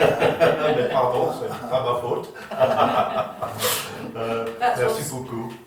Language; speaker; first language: French; non-native, learner; English